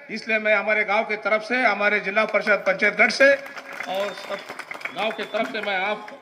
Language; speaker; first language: Hindi; non-native, local second language; Marathi